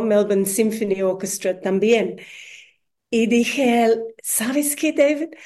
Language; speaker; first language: Spanish; non-native, learner; English